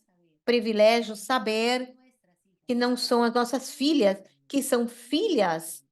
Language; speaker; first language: Portuguese; non-native, fluent; Spanish